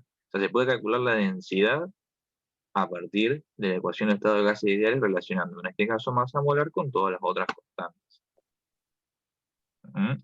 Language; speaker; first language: Spanish; native; Spanish